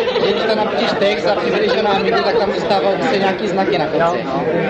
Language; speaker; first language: Czech; native; Czech